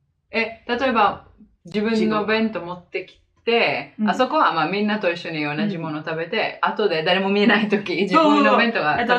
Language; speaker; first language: Japanese; non-native, fluent; Italian